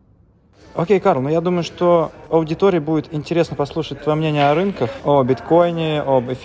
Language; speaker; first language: Russian; native; Russian